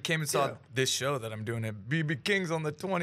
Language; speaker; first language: English; native; English